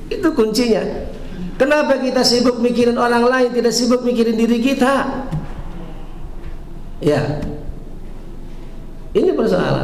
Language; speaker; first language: Indonesian; native; Indonesian